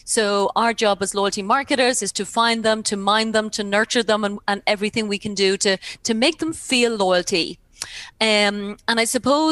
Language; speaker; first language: English; native; English